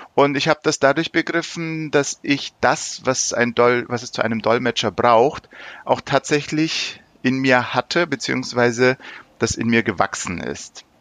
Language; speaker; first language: German; early bilingual, other home language; Turkish